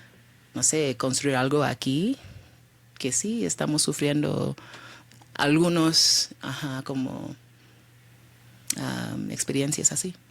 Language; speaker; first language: Spanish; early bilingual, heritage; Spanish